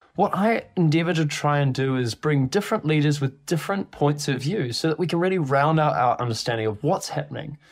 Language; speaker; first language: English; native; English